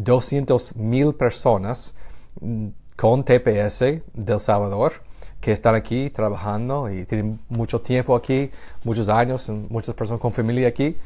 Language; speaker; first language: Spanish; non-native, fluent; English